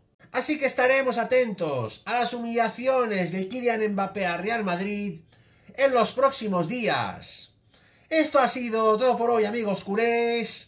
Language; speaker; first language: Spanish; native; Spanish